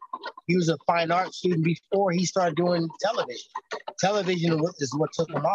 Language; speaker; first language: English; native; English